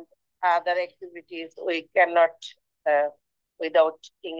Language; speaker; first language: English; non-native, learner; Bangla